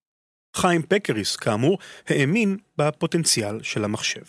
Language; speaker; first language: Hebrew; native; Hebrew